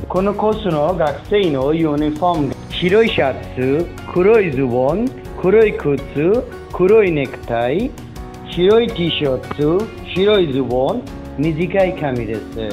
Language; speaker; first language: Japanese; non-native, learner; Bangla